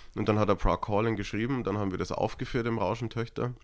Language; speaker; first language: German; native; German